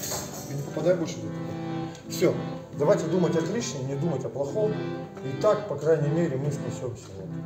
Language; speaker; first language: Russian; native; Russian